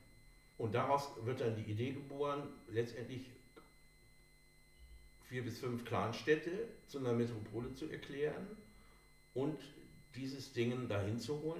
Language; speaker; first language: German; native; German